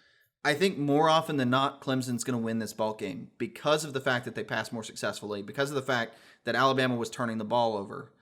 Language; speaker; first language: English; native; English